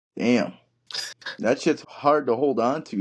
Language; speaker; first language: English; native; English